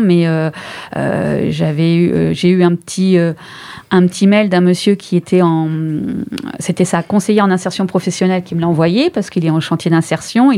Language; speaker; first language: French; native; French